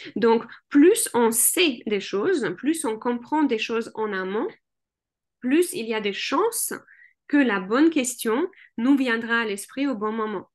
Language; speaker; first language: French; early bilingual, other home language; Russian